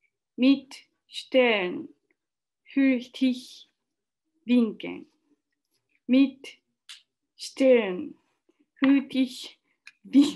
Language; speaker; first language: German; non-native, learner; Japanese